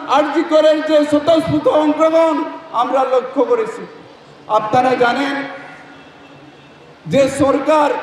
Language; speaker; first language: Bangla; non-native, learner; Assamese